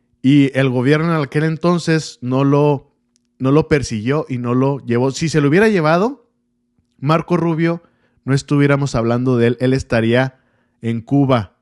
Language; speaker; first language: Spanish; native; Spanish